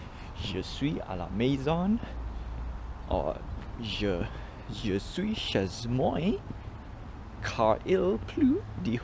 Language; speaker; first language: French; non-native, learner; English